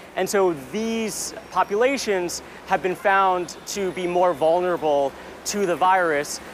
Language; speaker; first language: English; native; English